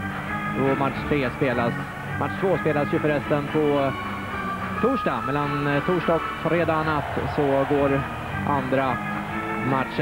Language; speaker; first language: Swedish; native; Swedish